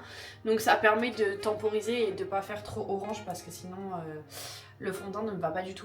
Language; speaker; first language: French; native; French